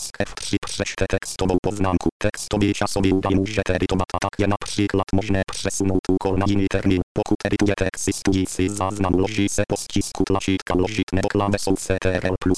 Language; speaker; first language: Czech; native; Czech